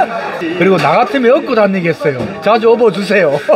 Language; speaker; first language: Korean; native; Korean